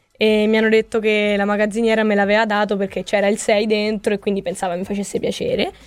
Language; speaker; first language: Italian; native; Italian